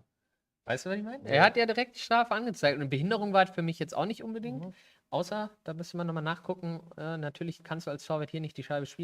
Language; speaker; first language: German; native; German